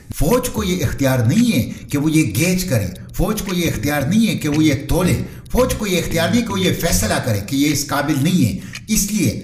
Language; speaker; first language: Urdu; non-native, local second language; Pashto